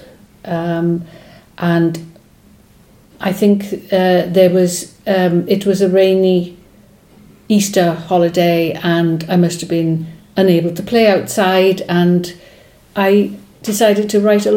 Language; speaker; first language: English; non-native, local second language; Welsh